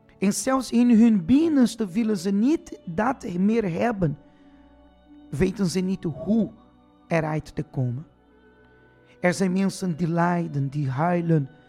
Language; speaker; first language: Dutch; non-native, fluent; Portuguese